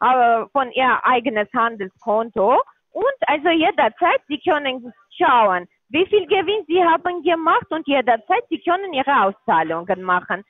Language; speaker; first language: German; non-native, learner; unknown